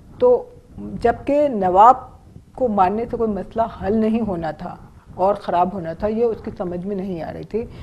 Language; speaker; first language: Urdu; non-native, local second language; Baluchi